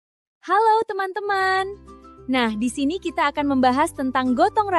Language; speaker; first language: Indonesian; native; Indonesian